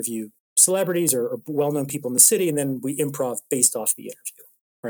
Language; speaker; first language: English; native; English